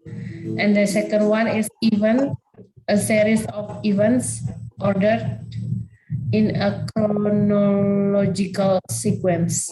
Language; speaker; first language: English; non-native, fluent; Indonesian